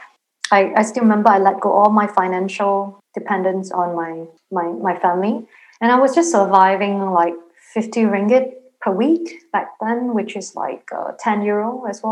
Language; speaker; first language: English; non-native, local second language; Chinese